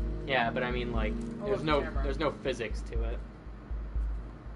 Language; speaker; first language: English; native; English